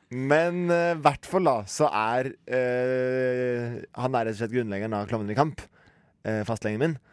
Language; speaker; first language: Norwegian; native; Norwegian